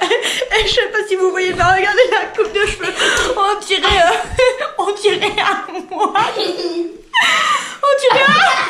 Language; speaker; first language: French; native; French